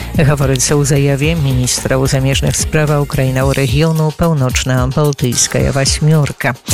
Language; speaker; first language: Belarusian; native; Belarusian